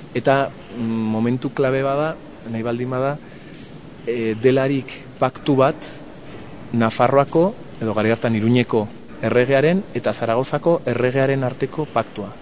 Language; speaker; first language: Basque; non-native, local second language; Spanish